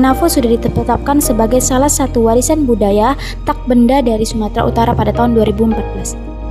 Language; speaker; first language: Indonesian; native; Indonesian